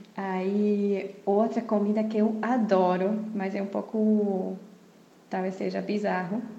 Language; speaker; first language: Portuguese; non-native, fluent; Hungarian